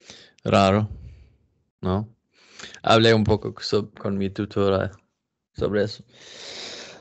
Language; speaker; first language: Spanish; non-native, learner; English